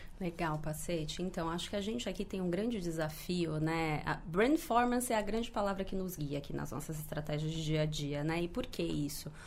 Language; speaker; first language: Portuguese; native; Portuguese